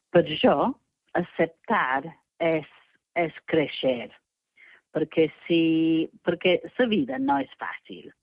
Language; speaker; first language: Catalan; non-native, fluent; English